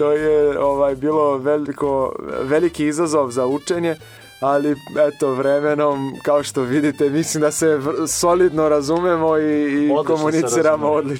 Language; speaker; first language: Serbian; non-native, fluent; Portuguese